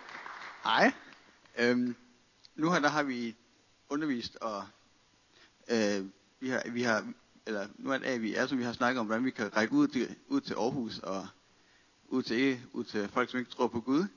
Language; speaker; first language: Danish; native; Danish